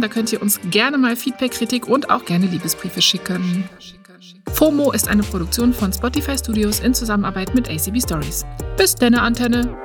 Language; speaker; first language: German; native; German